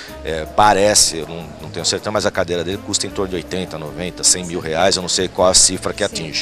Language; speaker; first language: Portuguese; native; Portuguese